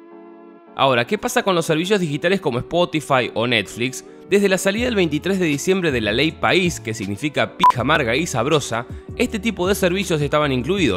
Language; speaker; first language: Spanish; native; Spanish